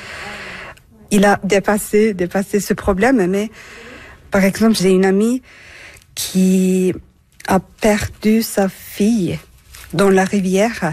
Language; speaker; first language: French; non-native, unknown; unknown